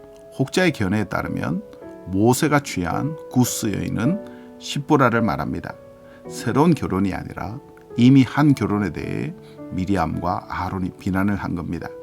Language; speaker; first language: Korean; native; Korean